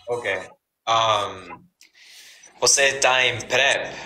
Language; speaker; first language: Portuguese; non-native, learner; Spanish